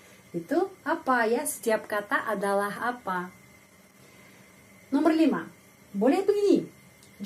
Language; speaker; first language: Indonesian; non-native, fluent; Russian